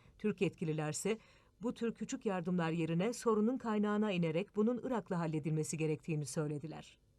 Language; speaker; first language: Turkish; native; Turkish